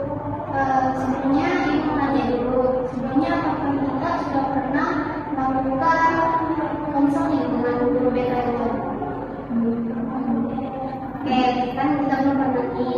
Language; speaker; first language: Indonesian; native; Indonesian